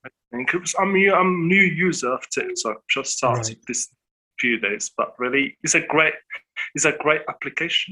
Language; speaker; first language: English; non-native, fluent; Arabic